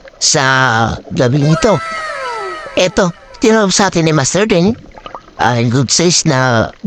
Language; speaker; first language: Filipino; non-native, local second language; Waray